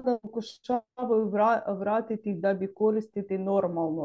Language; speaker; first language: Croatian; non-native, learner; Ukrainian